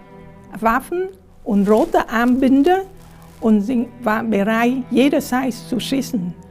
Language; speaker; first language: German; non-native, fluent; Vietnamese